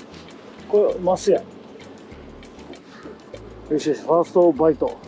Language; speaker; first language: Japanese; native; Japanese